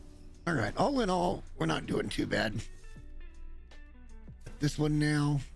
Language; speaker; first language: English; native; English